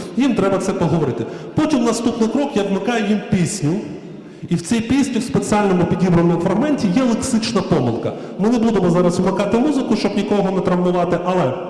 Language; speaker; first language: Ukrainian; native; Ukrainian